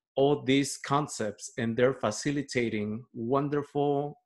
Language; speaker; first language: English; non-native, fluent; Spanish